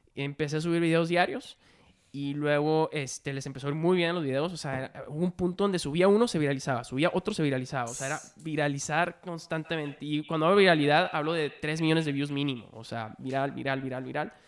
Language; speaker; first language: Spanish; native; Spanish